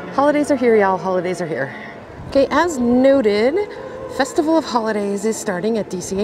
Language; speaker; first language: English; native; English